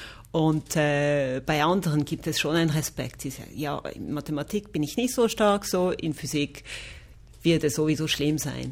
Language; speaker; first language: German; non-native, local second language; French